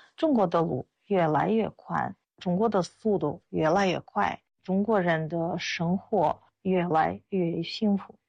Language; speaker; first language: Chinese; non-native, fluent; Russian